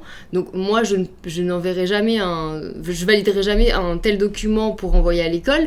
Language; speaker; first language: French; native; French